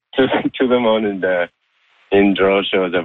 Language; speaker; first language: French; non-native, learner; English